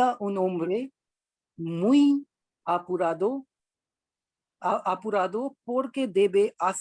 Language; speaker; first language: Spanish; non-native, learner; Hindi